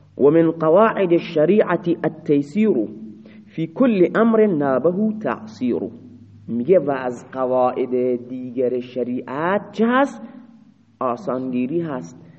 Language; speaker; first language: Persian; non-native, local second language; Baluchi